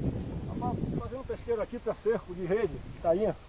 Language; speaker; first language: Portuguese; native; Portuguese